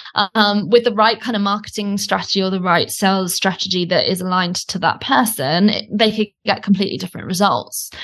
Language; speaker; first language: English; native; English